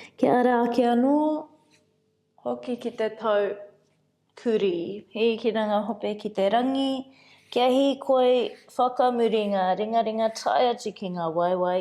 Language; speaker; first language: Māori; non-native, fluent; English